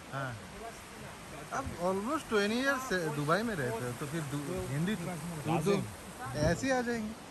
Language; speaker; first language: Hindi; non-native, fluent; Bangla